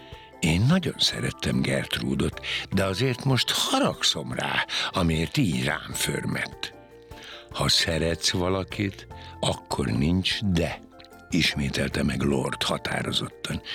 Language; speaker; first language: Hungarian; native; Hungarian